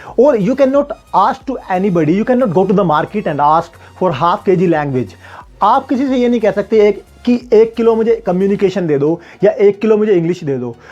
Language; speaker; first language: Hindi; native; Hindi